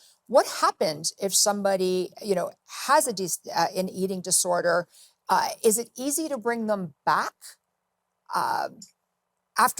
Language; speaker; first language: English; native; English